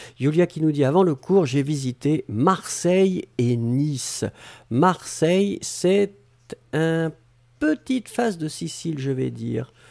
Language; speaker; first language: French; native; French